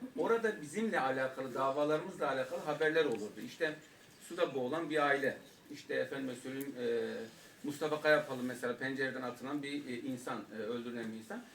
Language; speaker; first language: Turkish; non-native, local second language; Kurdish